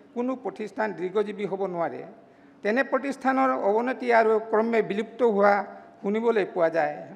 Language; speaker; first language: Assamese; non-native, local second language; Mising